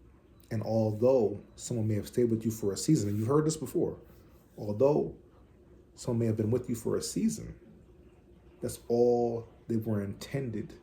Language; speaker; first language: English; native; English